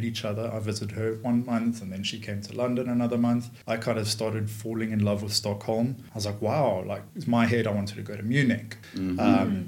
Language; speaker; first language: English; native; English